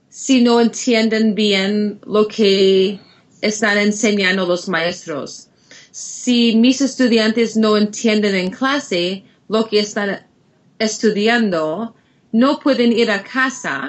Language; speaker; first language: Spanish; non-native, fluent; English